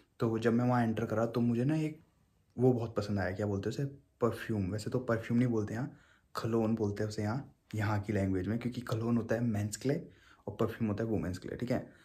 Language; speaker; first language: Hindi; native; Hindi